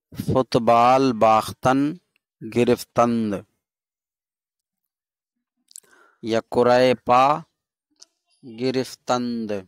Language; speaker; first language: Persian; non-native, fluent; Urdu